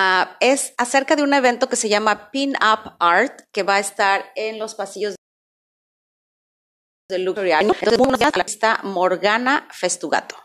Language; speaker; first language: Spanish; native; Spanish